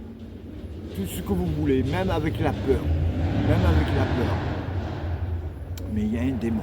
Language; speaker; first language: French; native; French